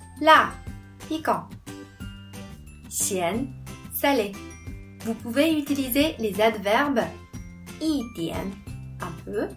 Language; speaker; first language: French; non-native, fluent; Chinese